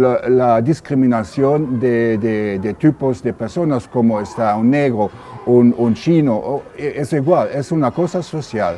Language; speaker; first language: Spanish; non-native, learner; German